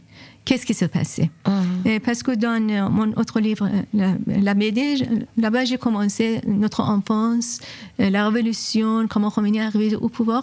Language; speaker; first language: French; non-native, fluent; Persian